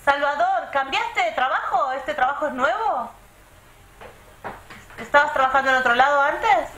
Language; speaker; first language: Spanish; native; Spanish